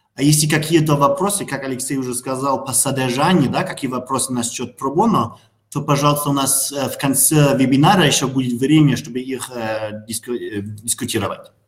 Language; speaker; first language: Russian; non-native, learner; German